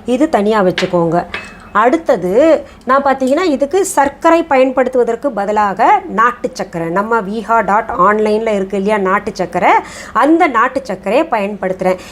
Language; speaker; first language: Tamil; non-native, fluent; Hindi